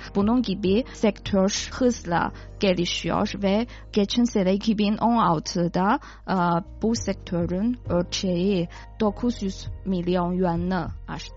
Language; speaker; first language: Turkish; non-native, fluent; Chinese